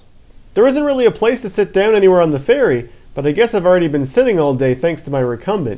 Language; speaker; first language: English; native; English